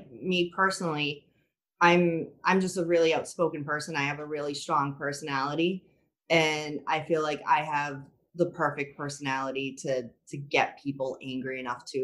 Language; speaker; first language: English; native; English